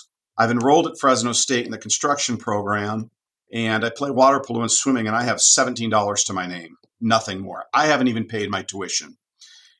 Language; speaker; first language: English; native; English